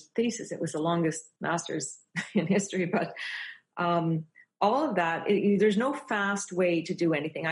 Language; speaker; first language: English; native; English